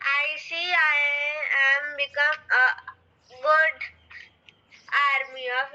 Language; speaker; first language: English; non-native, learner; Hindi